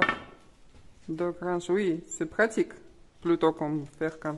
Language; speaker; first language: French; non-native, learner; Russian